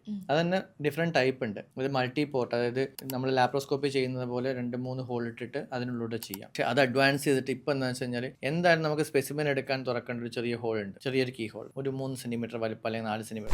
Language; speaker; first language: Malayalam; native; Malayalam